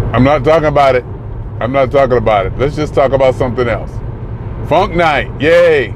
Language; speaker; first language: English; native; English